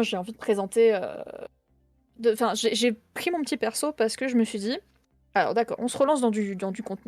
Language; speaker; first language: French; native; French